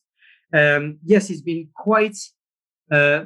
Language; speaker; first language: English; non-native, fluent; French